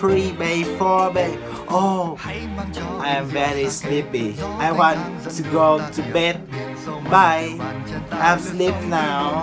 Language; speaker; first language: English; non-native, learner; Vietnamese